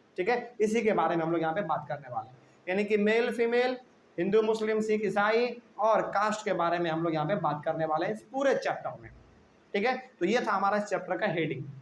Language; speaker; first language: Hindi; native; Hindi